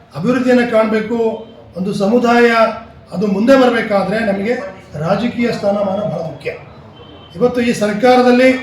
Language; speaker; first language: Kannada; non-native, local second language; Lambadi